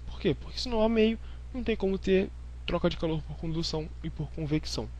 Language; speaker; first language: Portuguese; native; Portuguese